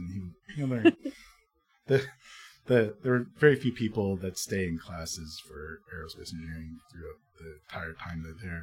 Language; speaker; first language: English; native; English